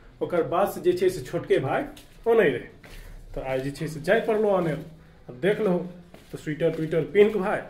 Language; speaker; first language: Maithili; native; Maithili